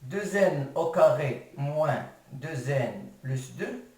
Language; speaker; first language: French; non-native, local second language; Arabic